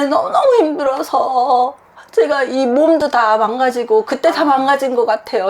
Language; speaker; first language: Korean; native; Korean